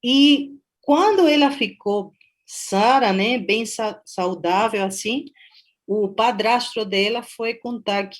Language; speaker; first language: Portuguese; non-native, fluent; Spanish